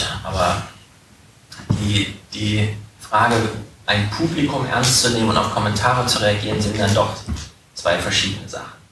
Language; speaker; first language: German; native; German